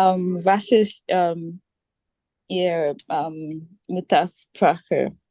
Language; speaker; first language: German; non-native, learner; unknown